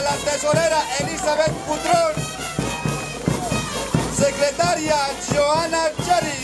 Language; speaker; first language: Spanish; native; Spanish